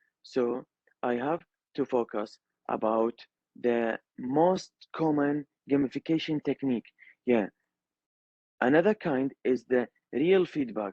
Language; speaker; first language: English; non-native, learner; Arabic